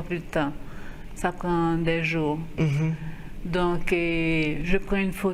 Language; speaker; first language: French; non-native, local second language; Haitian Creole